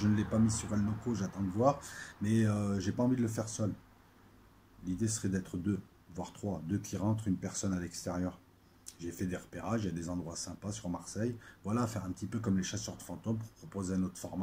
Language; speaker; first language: French; native; French